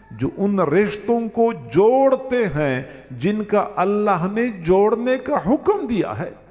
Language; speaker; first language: Urdu; non-native, local second language; Punjabi